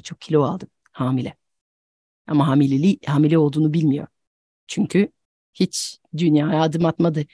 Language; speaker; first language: Turkish; non-native, fluent; French